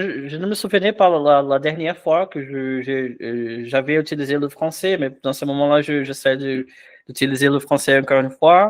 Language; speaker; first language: French; non-native, fluent; Portuguese